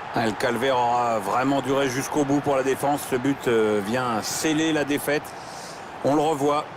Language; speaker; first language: French; native; French